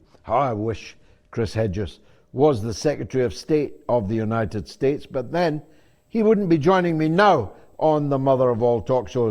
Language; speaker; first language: English; native; English